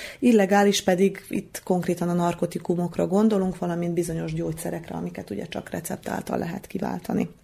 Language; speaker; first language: Hungarian; native; Hungarian